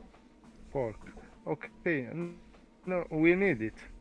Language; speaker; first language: English; non-native, learner; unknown